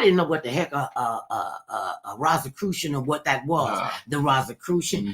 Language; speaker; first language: English; native; English